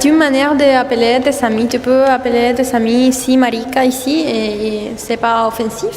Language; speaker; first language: French; non-native, learner; Spanish